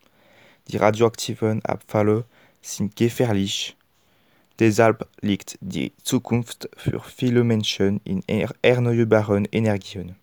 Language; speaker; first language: German; non-native, learner; French